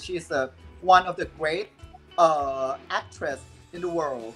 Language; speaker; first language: English; non-native, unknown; Thai